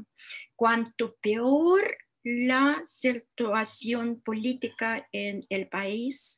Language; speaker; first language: Spanish; non-native, fluent; Russian